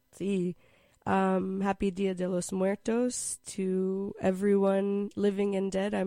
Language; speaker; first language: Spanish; non-native, learner; English